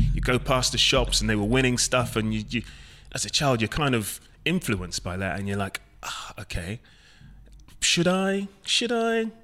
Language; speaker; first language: English; native; English